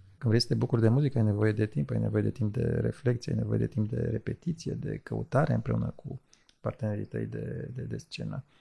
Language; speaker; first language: Romanian; native; Romanian